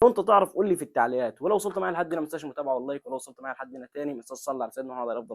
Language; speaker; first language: Arabic; native; Arabic